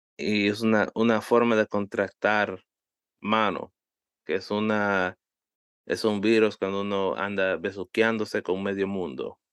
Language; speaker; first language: Spanish; early bilingual, heritage; Spanish